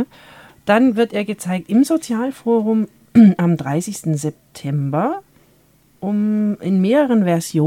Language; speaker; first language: German; native; German